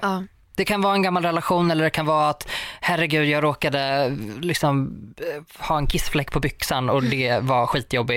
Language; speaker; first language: Swedish; native; Swedish